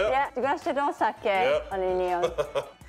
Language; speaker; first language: Welsh; non-native, learner; Japanese